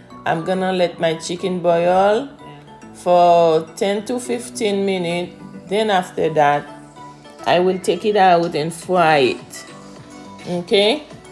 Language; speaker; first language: English; non-native, fluent; Haitian Creole